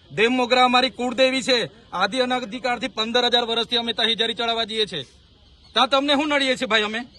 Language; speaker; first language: Gujarati; non-native, local second language; Vasavi